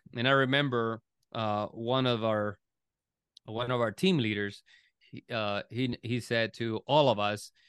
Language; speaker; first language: English; non-native, fluent; Spanish